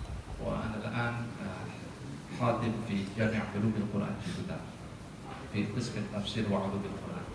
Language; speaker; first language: Arabic; non-native, fluent; Indonesian